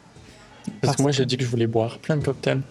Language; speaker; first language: French; native; French